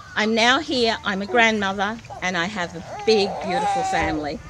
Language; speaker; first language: English; early bilingual, other home language; Portuguese